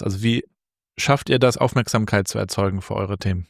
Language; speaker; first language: German; native; German